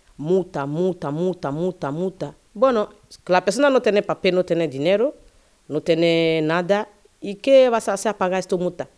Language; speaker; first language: Spanish; non-native, learner; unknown